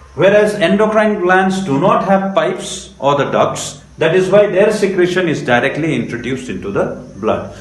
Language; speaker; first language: English; non-native, local second language; Nepali